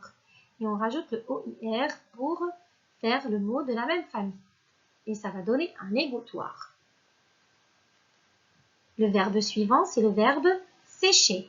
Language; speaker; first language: French; non-native, local second language; Arabic